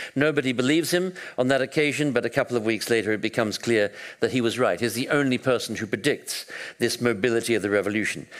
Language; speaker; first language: English; native; English